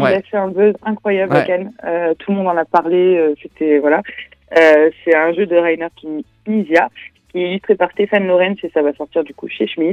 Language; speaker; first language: French; native; French